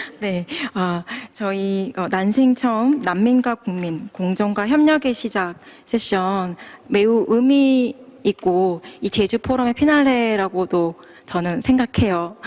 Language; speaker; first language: Korean; native; Korean